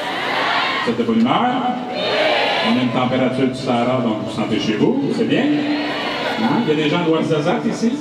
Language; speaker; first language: French; native; French